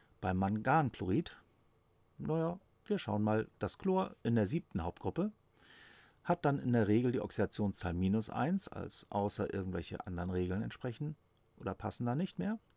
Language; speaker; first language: German; native; German